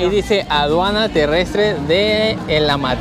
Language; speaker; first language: Spanish; native; Spanish